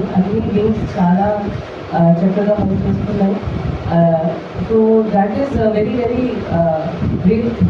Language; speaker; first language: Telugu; non-native, fluent; Hindi